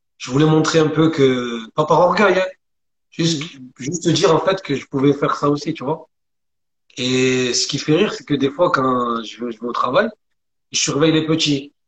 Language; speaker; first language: French; early bilingual, other home language; Arabic